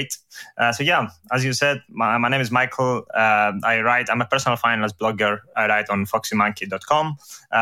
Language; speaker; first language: English; non-native, fluent; Greek